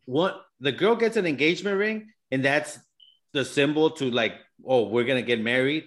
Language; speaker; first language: English; early bilingual, other home language; Spanish